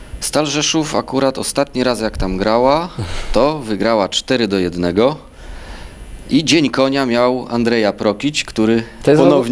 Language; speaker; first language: Polish; native; Polish